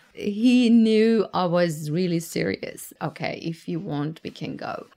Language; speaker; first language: English; non-native, fluent; Persian